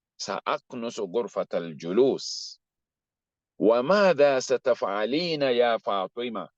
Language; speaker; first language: Arabic; non-native, fluent; English